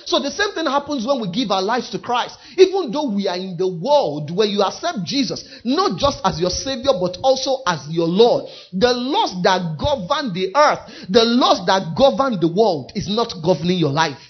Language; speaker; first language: English; non-native, local second language; Yoruba